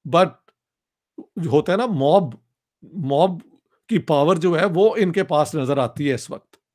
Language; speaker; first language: Urdu; non-native, local second language; Punjabi